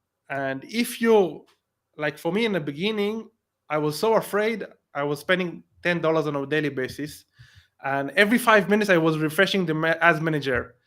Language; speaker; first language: English; non-native, fluent; Hebrew